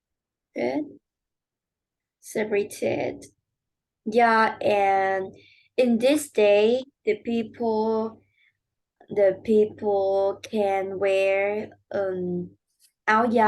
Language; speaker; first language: English; non-native, learner; Vietnamese